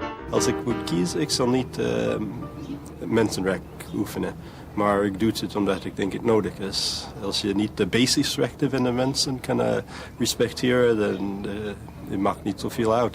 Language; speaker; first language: Dutch; non-native, learner; English